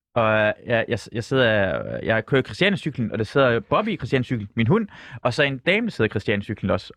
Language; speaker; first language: Danish; non-native, local second language; Persian